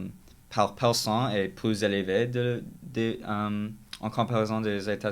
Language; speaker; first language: French; non-native, local second language; English